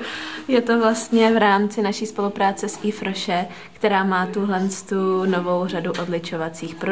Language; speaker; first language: Czech; native; Czech